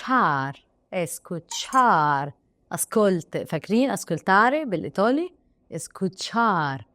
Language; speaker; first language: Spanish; non-native, learner; Arabic